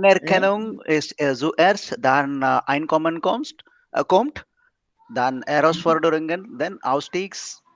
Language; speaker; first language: German; non-native, learner; Tamil